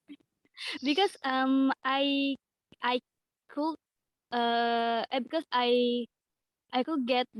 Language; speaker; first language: English; non-native, learner; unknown